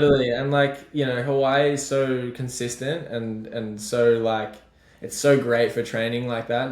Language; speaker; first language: English; native; English